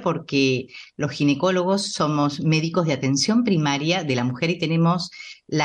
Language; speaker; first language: Spanish; native; Spanish